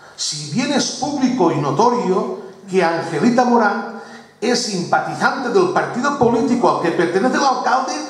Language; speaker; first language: Spanish; non-native, local second language; Catalan